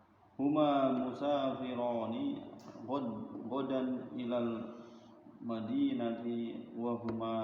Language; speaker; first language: Arabic; non-native, learner; Indonesian